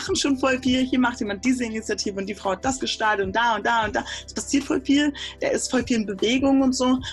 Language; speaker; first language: German; native; German